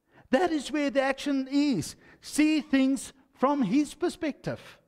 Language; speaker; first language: English; non-native, local second language; Afrikaans